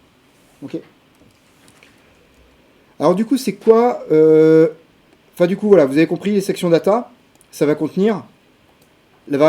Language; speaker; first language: French; native; French